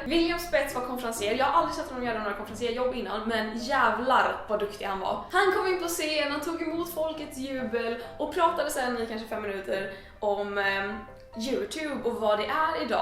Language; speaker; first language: Swedish; native; Swedish